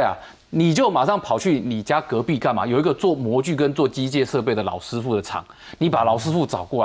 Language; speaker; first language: Chinese; native; Chinese